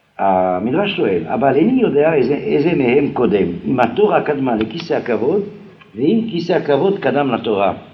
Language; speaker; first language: Hebrew; non-native, fluent; French